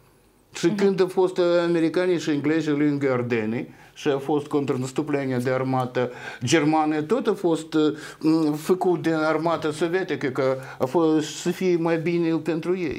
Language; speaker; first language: Romanian; non-native, local second language; Russian